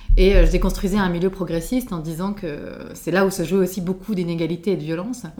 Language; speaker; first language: French; native; French